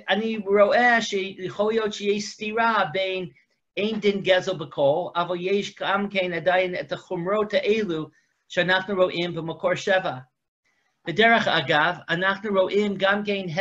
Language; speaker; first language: Hebrew; non-native, fluent; English